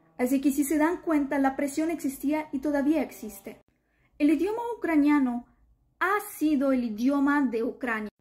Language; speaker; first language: Spanish; non-native, fluent; Ukrainian